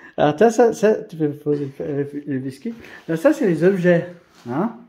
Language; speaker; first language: French; native; French